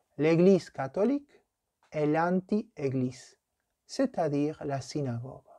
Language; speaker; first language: French; non-native, fluent; Spanish